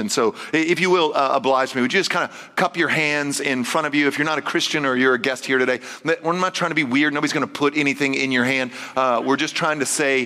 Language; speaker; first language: English; native; English